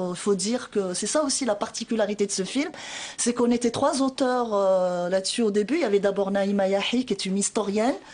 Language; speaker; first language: French; non-native, local second language; Arabic